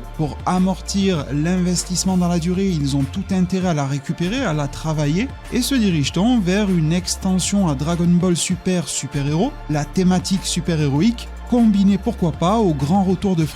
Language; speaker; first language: French; native; French